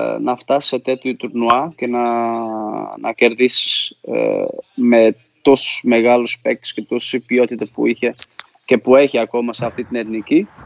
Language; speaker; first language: Greek; non-native, fluent; Portuguese